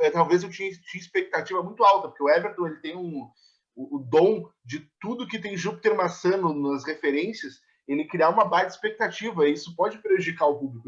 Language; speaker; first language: Portuguese; native; Portuguese